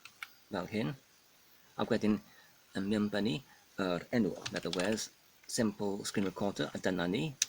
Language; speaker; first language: Welsh; non-native, learner; Polish